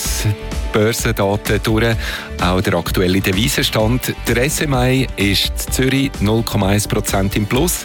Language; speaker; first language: German; native; German